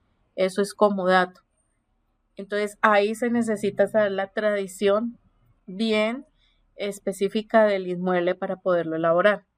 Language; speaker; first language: Spanish; native; Spanish